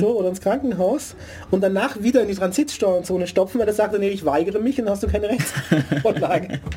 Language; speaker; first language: German; native; German